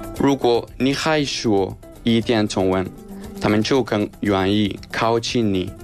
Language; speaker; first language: Chinese; non-native, learner; Spanish